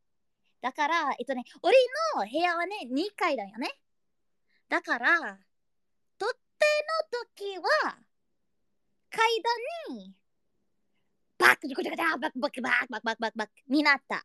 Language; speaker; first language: Japanese; non-native, learner; Indonesian